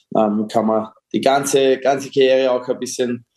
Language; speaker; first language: German; native; German